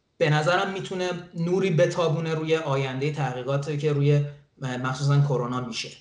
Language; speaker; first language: Persian; native; Persian